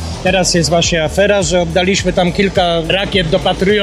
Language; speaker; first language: Polish; native; Polish